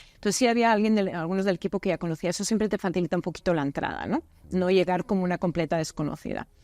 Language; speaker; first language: Spanish; native; Spanish